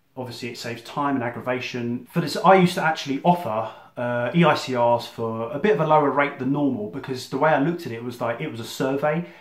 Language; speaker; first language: English; native; English